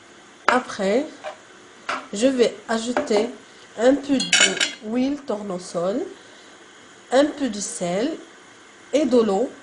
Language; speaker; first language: French; non-native, local second language; Arabic